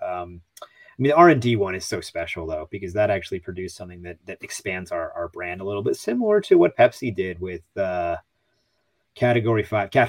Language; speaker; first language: English; native; English